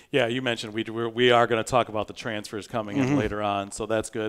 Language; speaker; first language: English; native; English